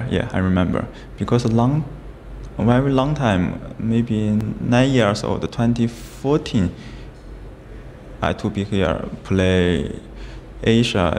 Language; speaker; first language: English; non-native, learner; Chinese